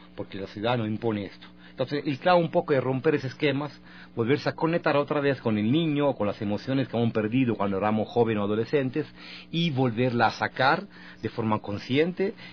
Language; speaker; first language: Spanish; non-native, fluent; Italian